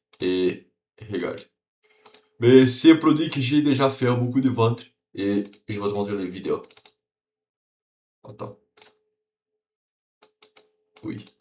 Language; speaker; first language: French; non-native, learner; Portuguese